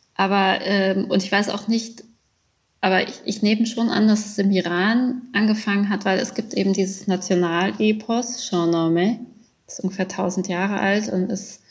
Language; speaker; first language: German; early bilingual, other home language; Persian